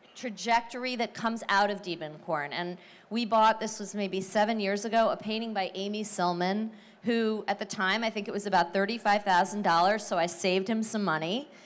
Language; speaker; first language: English; native; English